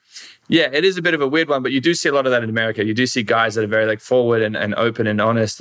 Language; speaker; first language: English; native; English